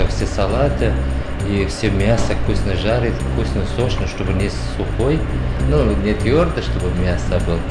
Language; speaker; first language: Russian; non-native, learner; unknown